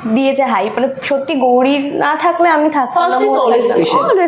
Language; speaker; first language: Bangla; native; Bangla